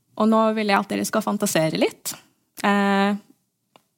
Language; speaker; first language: Norwegian; early bilingual, heritage; English